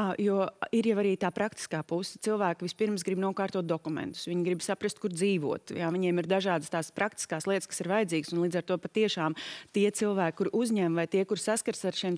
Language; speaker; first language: Latvian; native; Latvian